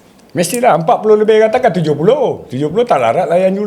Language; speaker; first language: Malay; native; Malay